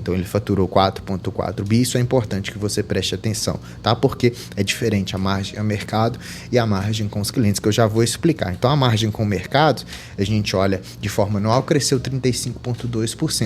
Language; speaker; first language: Portuguese; native; Portuguese